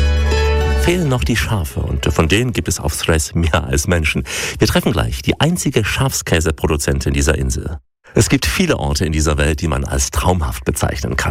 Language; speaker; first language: German; native; German